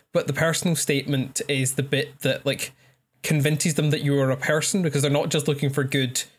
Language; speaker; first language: English; native; English